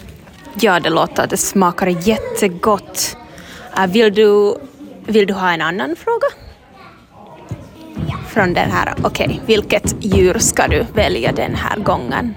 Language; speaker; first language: Swedish; non-native, learner; Finnish